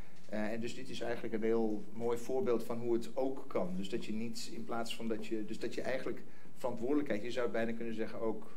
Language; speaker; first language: Dutch; non-native, fluent; English